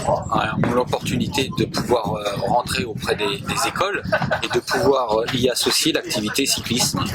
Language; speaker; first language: French; native; French